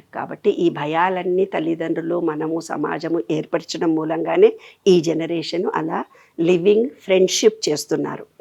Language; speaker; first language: Telugu; native; Telugu